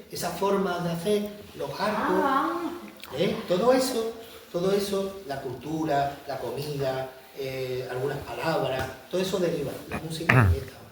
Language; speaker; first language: Spanish; native; Spanish